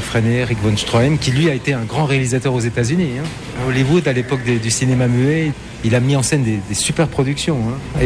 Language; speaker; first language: French; native; French